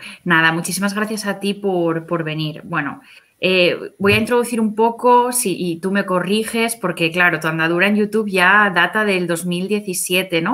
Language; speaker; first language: Spanish; native; Spanish